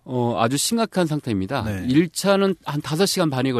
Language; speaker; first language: Korean; native; Korean